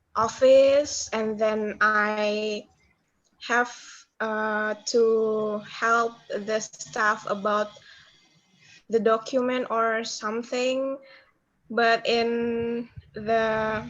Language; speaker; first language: English; non-native, learner; Indonesian